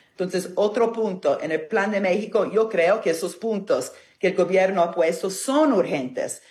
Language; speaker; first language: Spanish; non-native, fluent; Italian